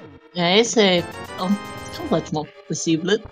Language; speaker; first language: French; non-native, fluent; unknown